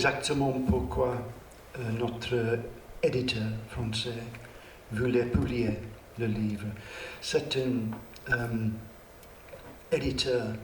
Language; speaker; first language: French; non-native, learner; English